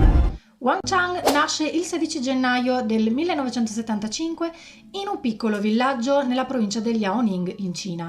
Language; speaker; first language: Italian; native; Italian